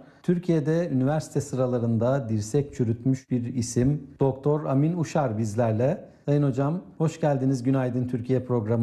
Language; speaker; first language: Turkish; native; Turkish